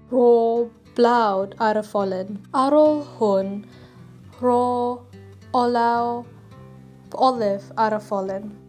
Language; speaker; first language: Welsh; non-native, learner; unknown